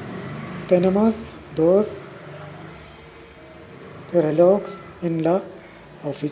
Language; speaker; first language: Spanish; non-native, learner; Urdu